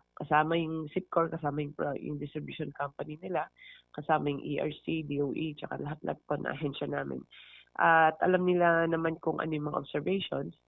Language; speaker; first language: Filipino; non-native, local second language; Hiligaynon